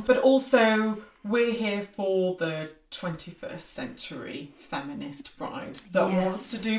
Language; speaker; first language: English; native; English